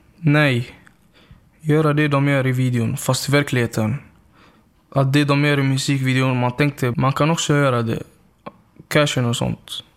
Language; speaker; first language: Swedish; early bilingual, other home language; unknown